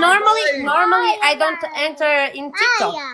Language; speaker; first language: English; non-native, learner; Portuguese